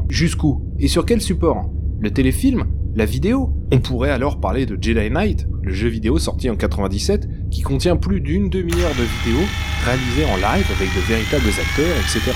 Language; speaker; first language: French; native; French